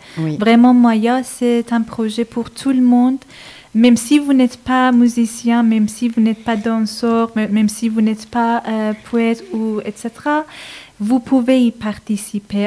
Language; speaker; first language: French; non-native, fluent; Persian